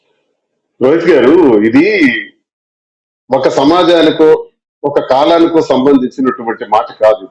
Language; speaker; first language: Telugu; native; Telugu